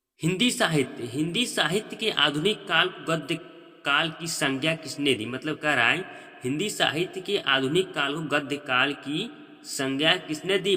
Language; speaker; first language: Hindi; native; Hindi